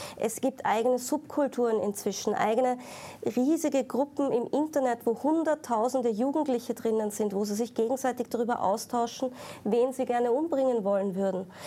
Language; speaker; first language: German; native; German